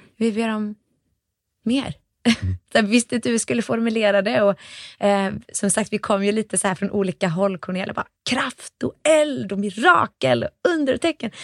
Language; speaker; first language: Swedish; early bilingual, other home language; Finnish